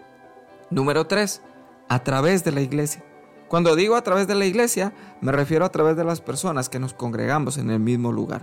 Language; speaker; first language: Spanish; native; Spanish